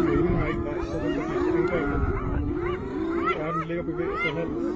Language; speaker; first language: Danish; native; Danish